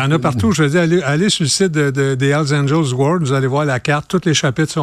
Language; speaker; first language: French; native; French